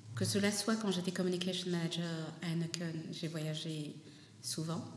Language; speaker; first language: French; non-native, local second language; Lingala